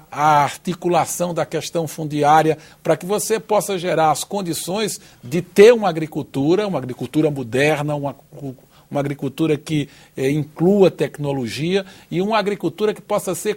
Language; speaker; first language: Portuguese; native; Portuguese